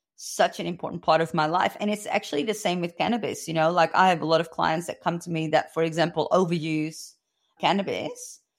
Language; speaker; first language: English; non-native, fluent; Dutch